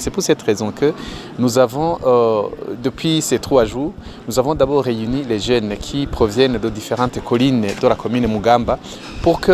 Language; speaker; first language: French; non-native, local second language; Rundi